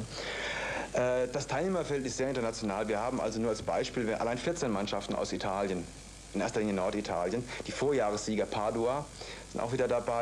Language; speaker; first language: German; native; German